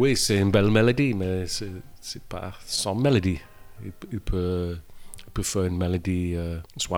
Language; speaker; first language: French; non-native, learner; English